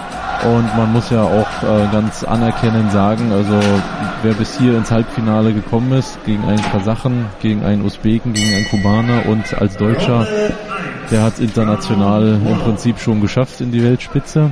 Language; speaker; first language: German; native; German